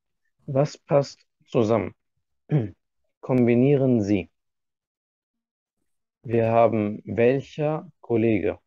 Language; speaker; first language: German; non-native, fluent; Arabic